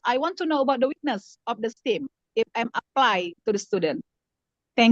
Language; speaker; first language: English; non-native, learner; Indonesian